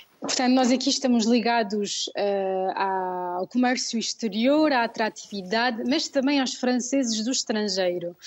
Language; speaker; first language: Portuguese; early bilingual, heritage; Portuguese